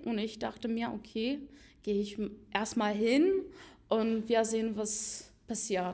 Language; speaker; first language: German; non-native, fluent; English